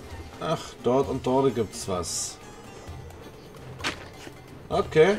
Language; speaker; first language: German; native; German